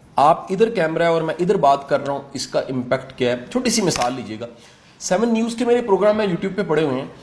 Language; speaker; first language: Urdu; non-native, local second language; Punjabi